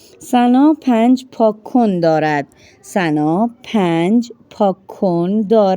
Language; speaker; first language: Persian; non-native, fluent; Urdu